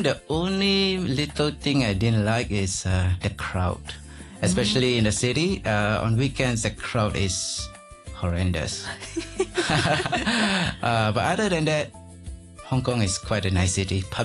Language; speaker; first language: English; non-native, local second language; Min Nan Chinese